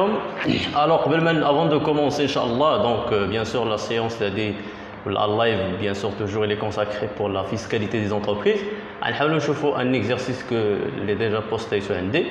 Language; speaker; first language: French; non-native, local second language; Arabic